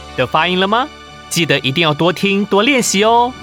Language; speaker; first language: Chinese; native; Chinese